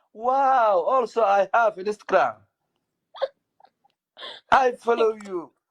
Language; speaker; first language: English; non-native, learner; Somali